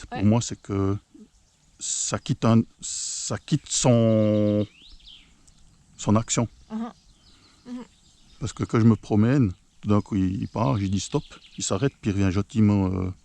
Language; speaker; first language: French; native; French